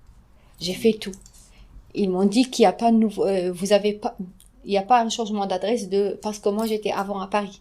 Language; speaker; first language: French; non-native, fluent; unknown